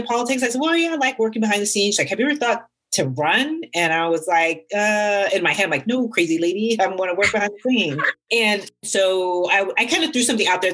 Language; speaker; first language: English; native; English